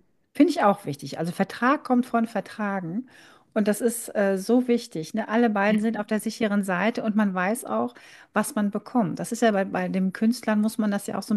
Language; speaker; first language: German; native; German